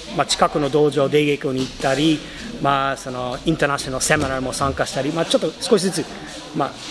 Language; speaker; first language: Japanese; non-native, fluent; English